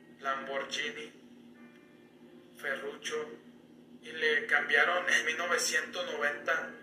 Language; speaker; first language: Spanish; native; Spanish